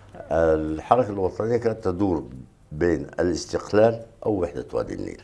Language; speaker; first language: Arabic; native; Arabic